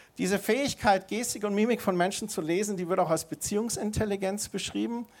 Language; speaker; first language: German; native; German